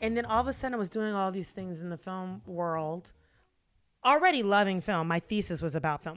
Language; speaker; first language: English; native; English